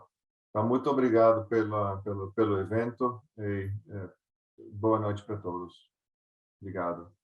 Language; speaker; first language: Portuguese; non-native, fluent; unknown